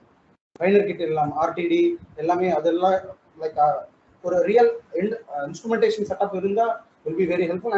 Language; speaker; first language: Tamil; native; Tamil